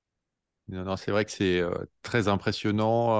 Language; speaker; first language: French; native; French